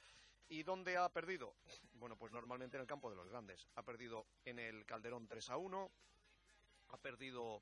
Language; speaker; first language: Spanish; native; Spanish